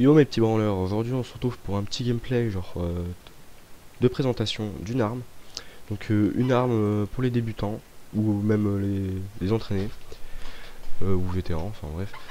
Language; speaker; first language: French; native; French